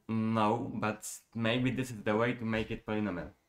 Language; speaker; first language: English; non-native, fluent; Polish